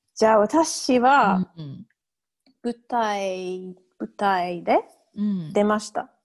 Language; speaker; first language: Japanese; non-native, learner; English